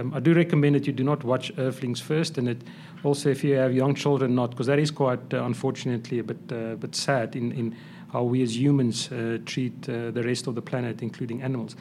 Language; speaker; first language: English; non-native, local second language; Afrikaans